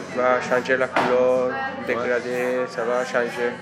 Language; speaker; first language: French; non-native, learner; Spanish